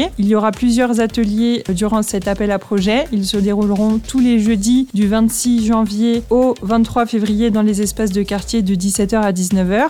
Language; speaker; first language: French; native; French